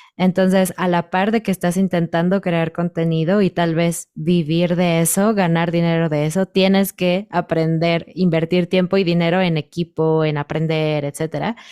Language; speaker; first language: Spanish; native; Spanish